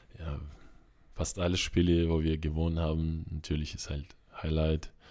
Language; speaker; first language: German; non-native, fluent; Russian